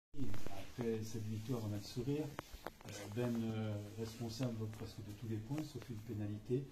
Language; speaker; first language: French; native; French